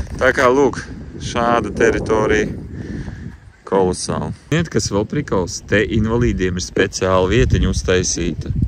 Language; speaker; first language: Latvian; non-native, local second language; Russian